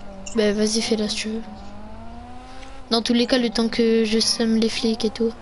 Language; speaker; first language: French; native; French